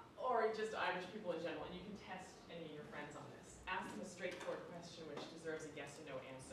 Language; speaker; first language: English; native; English